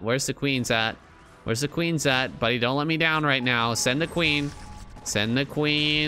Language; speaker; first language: English; native; English